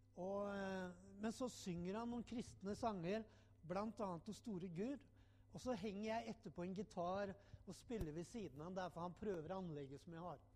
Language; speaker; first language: Norwegian; native; Norwegian